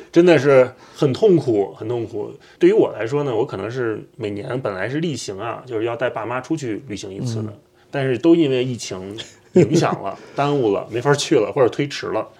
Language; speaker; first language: Chinese; native; Chinese